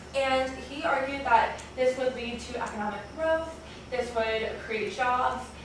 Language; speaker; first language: English; native; English